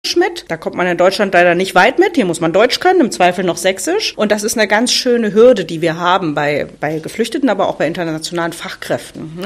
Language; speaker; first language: German; native; German